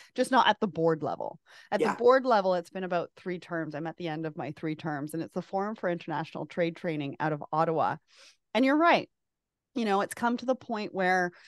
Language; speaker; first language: English; native; English